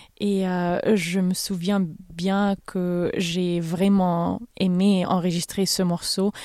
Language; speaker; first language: French; non-native, fluent; Arabic